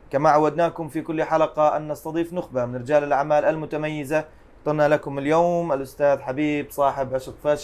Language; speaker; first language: Arabic; native; Arabic